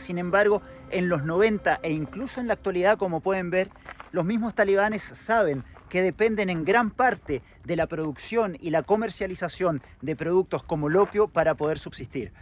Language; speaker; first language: Spanish; native; Spanish